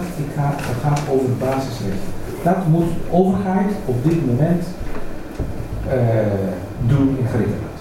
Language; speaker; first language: Dutch; non-native, fluent; Greek